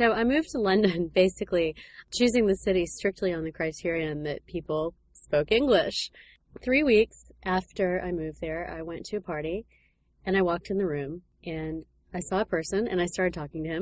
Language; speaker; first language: English; native; English